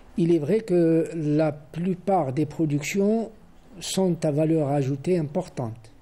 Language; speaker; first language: French; non-native, local second language; Arabic